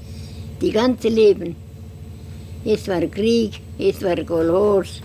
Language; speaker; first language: German; non-native, learner; Estonian